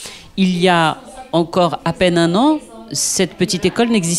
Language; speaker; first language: French; non-native, local second language; Arabic